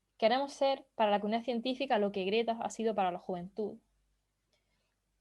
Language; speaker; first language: Spanish; native; Spanish